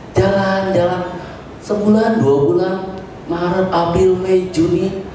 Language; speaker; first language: Indonesian; native; Indonesian